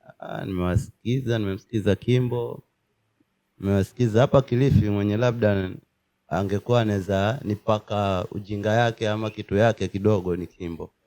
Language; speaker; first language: Swahili; native; Swahili